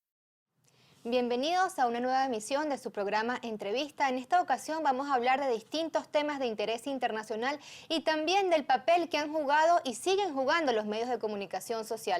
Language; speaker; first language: Spanish; native; Spanish